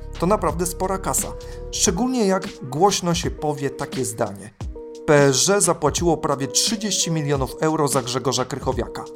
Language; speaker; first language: Polish; native; Polish